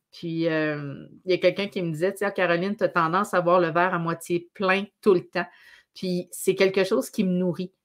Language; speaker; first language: French; native; French